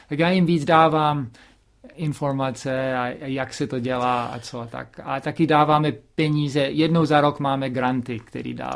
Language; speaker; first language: Czech; early bilingual, heritage; Czech